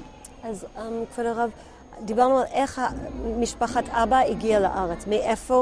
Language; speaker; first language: Hebrew; native; Hebrew